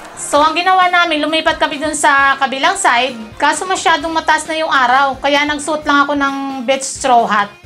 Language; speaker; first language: Filipino; native; Filipino